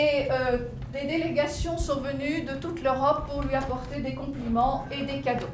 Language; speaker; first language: French; native; French